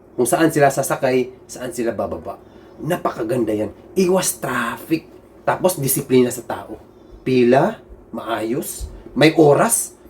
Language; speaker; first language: Filipino; non-native, local second language; Cebuano